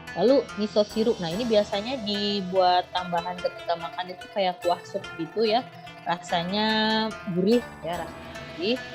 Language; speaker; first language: Indonesian; native; Indonesian